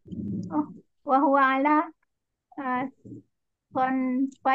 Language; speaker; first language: Arabic; non-native, learner; Indonesian